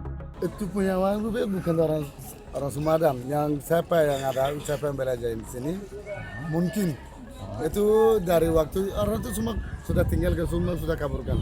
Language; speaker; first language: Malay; non-native, learner; Rohingya